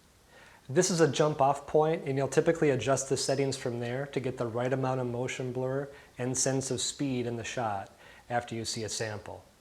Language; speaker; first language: English; native; English